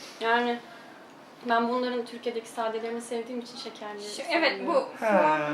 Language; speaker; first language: Turkish; native; Turkish